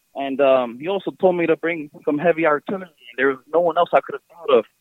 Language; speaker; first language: English; early bilingual, other home language; Spanish